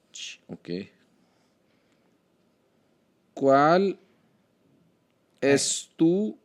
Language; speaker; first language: Spanish; non-native, learner; Hindi